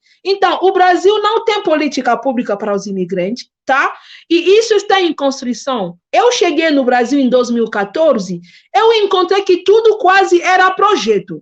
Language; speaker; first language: Portuguese; non-native, fluent; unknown